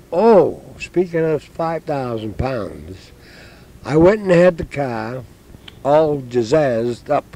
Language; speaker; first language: English; native; English